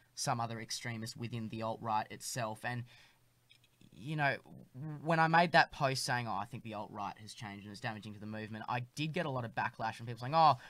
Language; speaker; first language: English; native; English